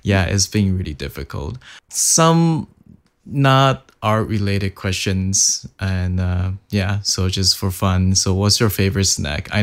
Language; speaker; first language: English; non-native, fluent; Chinese